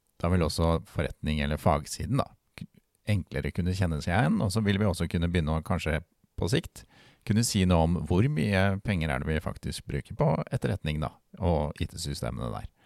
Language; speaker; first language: Norwegian; native; Norwegian